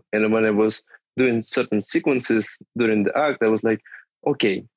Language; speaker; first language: English; non-native, fluent; Russian